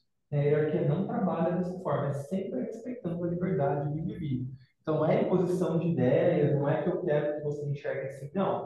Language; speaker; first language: Portuguese; native; Portuguese